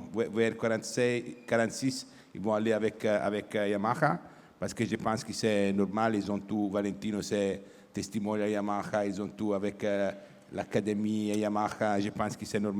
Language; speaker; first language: French; non-native, fluent; Italian